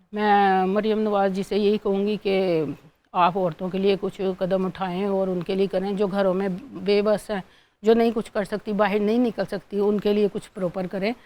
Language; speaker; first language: Urdu; non-native, local second language; Punjabi